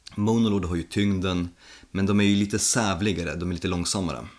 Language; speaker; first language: Swedish; non-native, fluent; Polish